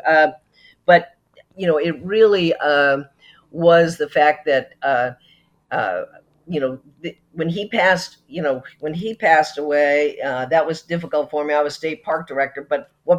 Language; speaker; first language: English; native; English